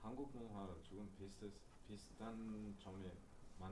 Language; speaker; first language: Korean; non-native, learner; Uzbek